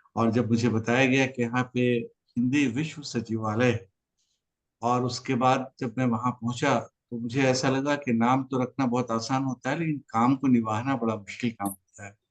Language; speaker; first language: Hindi; native; Hindi